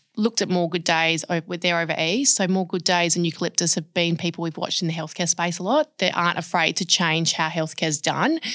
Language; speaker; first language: English; native; English